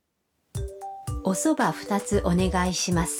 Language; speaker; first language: Japanese; native; Japanese